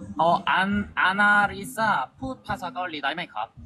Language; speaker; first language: Thai; non-native, learner; Korean